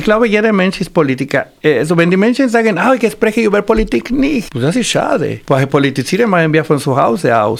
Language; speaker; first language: German; non-native, fluent; Spanish